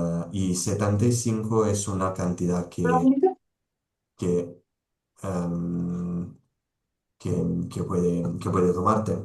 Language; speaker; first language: Spanish; non-native, fluent; Italian